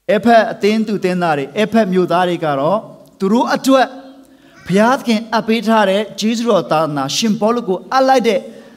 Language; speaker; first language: Burmese; non-native, local second language; Tedim Chin